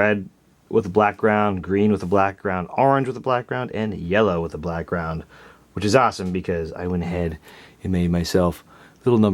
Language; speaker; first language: English; native; English